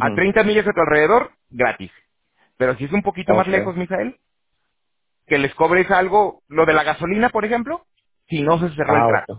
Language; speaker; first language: Spanish; native; Spanish